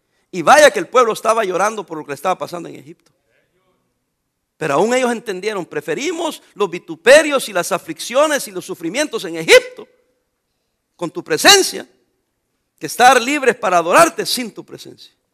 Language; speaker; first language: Spanish; native; Spanish